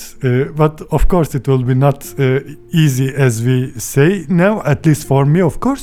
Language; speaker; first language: English; non-native, fluent; Turkish